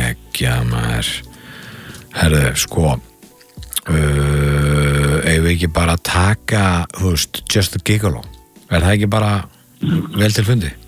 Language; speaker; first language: Icelandic; native; Icelandic